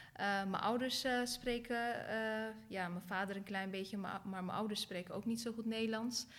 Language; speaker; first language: Dutch; early bilingual, other home language; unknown